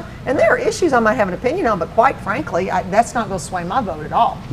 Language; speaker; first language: English; native; English